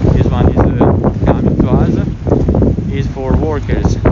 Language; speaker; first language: English; non-native, fluent; Italian